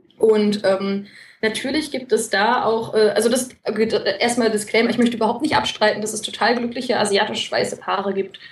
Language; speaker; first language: German; native; German